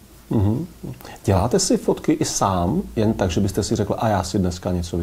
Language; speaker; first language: Czech; native; Czech